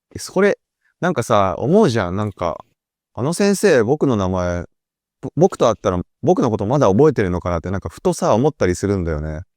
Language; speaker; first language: Japanese; native; Japanese